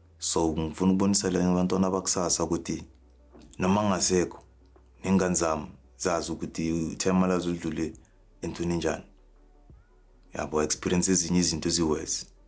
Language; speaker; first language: Zulu; native; Zulu